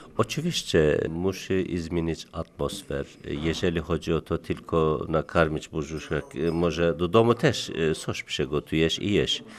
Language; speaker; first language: Polish; non-native, learner; Turkish